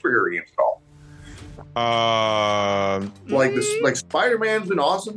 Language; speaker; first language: English; native; English